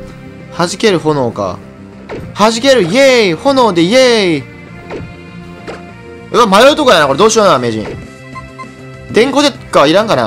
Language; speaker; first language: Japanese; native; Japanese